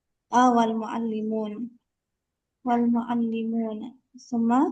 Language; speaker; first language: Arabic; non-native, fluent; Indonesian